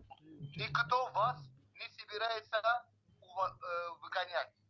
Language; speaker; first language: Russian; non-native, learner; Turkish